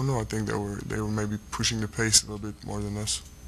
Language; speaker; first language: English; non-native, fluent; French